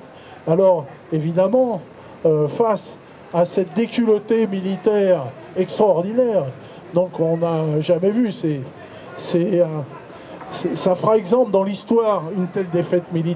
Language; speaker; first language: French; native; French